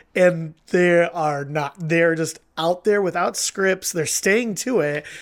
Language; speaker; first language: English; native; English